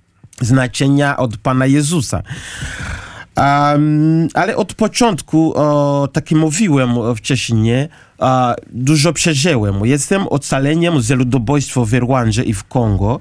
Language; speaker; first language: Polish; non-native, learner; Kinyarwanda